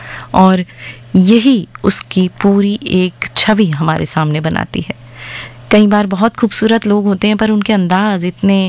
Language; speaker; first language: Hindi; native; Hindi